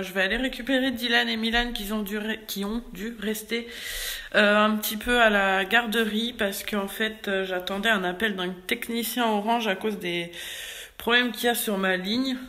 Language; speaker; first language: French; native; French